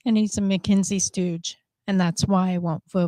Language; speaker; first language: English; native; English